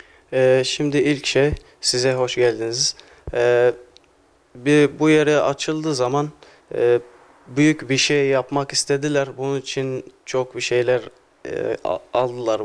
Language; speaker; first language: Turkish; non-native, learner; Arabic